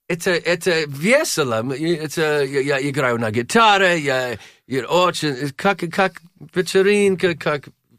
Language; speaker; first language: Russian; non-native, learner; English